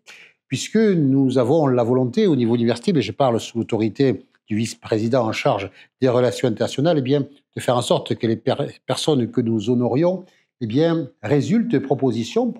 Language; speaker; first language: French; native; French